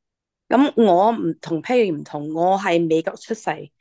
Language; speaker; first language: Cantonese; early bilingual, heritage; English